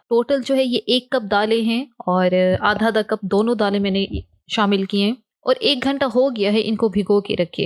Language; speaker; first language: Hindi; native; Hindi